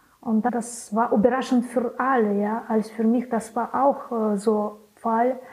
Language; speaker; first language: German; non-native, learner; Belarusian